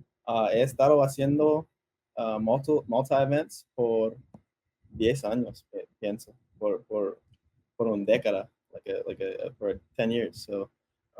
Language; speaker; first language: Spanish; early bilingual, heritage; English